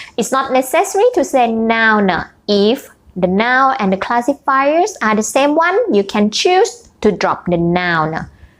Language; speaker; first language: English; non-native, fluent; Thai